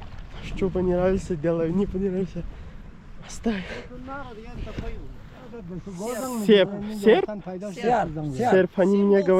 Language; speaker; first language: Russian; non-native, learner; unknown